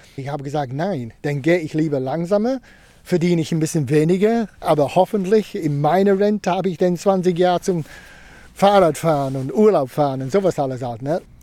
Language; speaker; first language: German; non-native, fluent; English